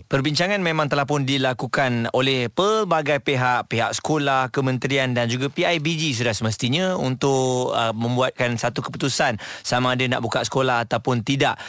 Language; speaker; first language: Malay; native; Malay